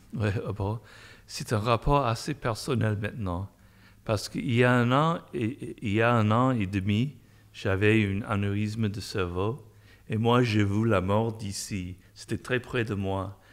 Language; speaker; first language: French; non-native, fluent; English